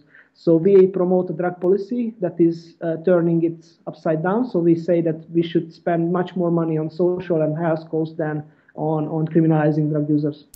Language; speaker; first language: English; non-native, fluent; Hungarian